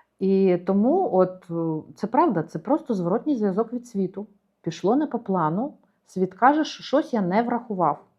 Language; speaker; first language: Ukrainian; native; Ukrainian